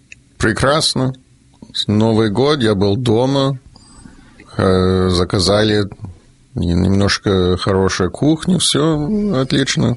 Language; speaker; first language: Russian; early bilingual, heritage; Russian